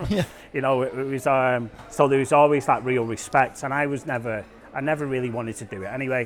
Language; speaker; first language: English; native; English